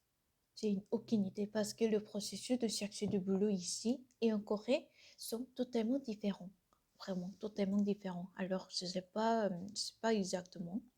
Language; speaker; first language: French; non-native, learner; Korean